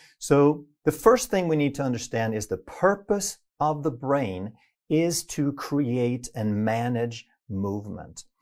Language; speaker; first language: English; non-native, fluent; Swedish